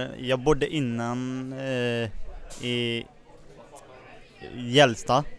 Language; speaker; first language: Swedish; non-native, learner; Persian